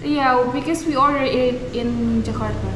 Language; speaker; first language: English; non-native, learner; Indonesian